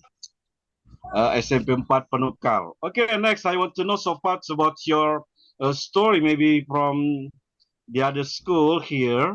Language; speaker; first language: English; non-native, learner; Indonesian